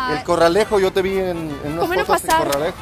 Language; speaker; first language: Spanish; native; Spanish